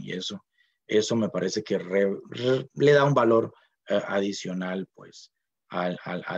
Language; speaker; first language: Spanish; native; Spanish